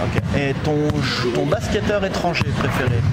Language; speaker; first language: French; native; French